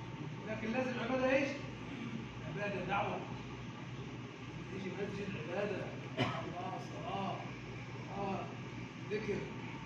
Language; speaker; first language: Arabic; non-native, learner; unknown